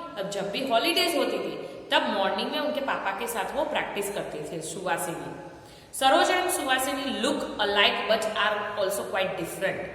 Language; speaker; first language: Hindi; non-native, local second language; Gujarati